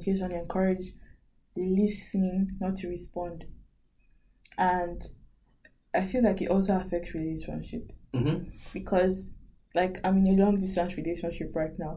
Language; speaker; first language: English; non-native, local second language; Yoruba